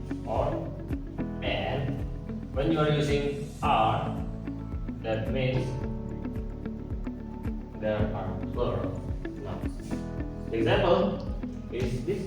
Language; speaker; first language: English; non-native, learner; Indonesian